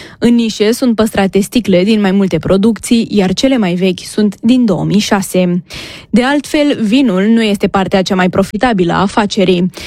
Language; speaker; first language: Romanian; native; Romanian